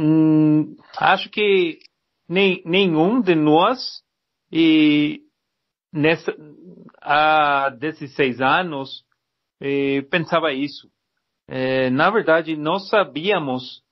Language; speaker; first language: Portuguese; non-native, learner; Spanish